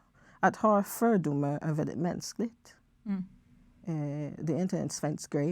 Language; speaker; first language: Swedish; non-native, fluent; English